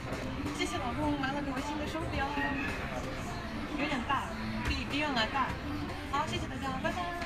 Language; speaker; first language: Chinese; non-native, learner; Russian